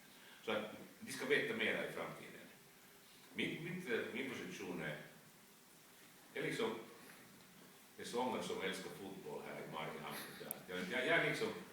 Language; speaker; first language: Swedish; non-native, fluent; Finnish